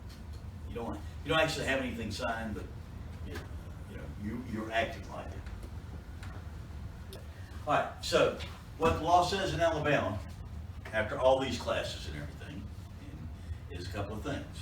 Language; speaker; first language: English; native; English